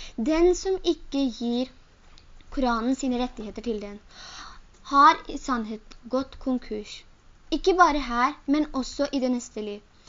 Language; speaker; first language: Norwegian; early bilingual, other home language; Urdu